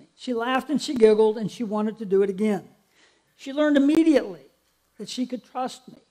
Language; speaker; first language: English; native; English